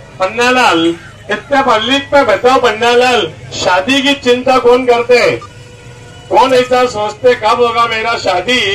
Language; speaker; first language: Hindi; non-native, local second language; Marathi